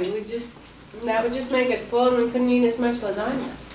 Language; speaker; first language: English; native; English